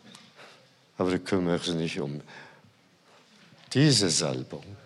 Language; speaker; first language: German; non-native, fluent; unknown